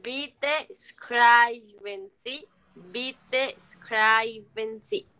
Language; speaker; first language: German; non-native, learner; Spanish